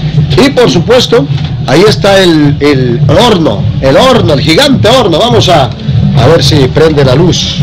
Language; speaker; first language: Spanish; native; Spanish